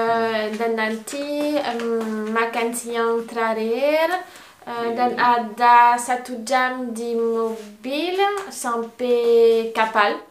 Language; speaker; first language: Indonesian; non-native, learner; French